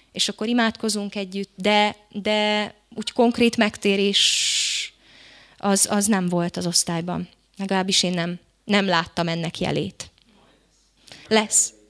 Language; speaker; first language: Hungarian; native; Hungarian